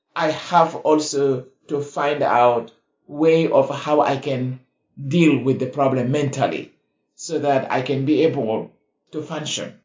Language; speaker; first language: English; non-native, fluent; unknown